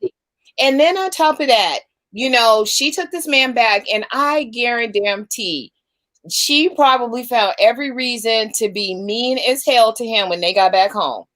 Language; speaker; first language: English; native; English